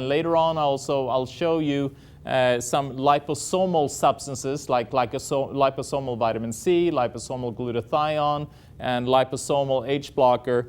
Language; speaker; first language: English; non-native, fluent; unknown